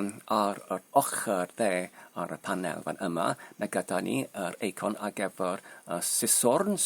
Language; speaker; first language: Welsh; non-native, learner; Polish